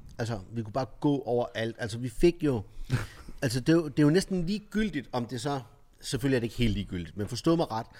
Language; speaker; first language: Danish; early bilingual, other home language; Turkish